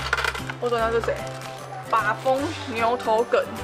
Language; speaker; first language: Chinese; native; Chinese